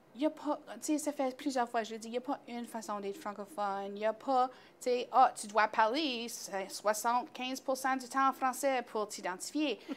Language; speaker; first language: French; native; French